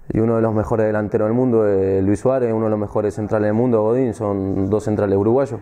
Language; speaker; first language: Spanish; native; Spanish